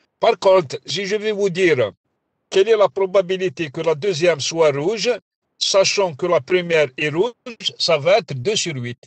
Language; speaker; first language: French; non-native, local second language; Arabic